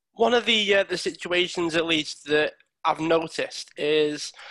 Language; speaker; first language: English; native; English